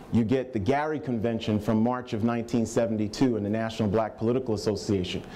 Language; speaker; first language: English; native; English